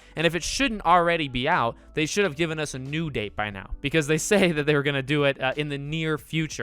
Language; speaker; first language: English; native; English